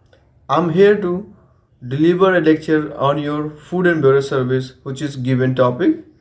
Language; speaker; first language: English; non-native, local second language; Hindi